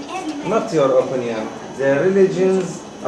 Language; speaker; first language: English; non-native, fluent; Arabic